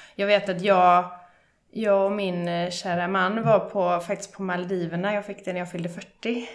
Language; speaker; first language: Swedish; native; Swedish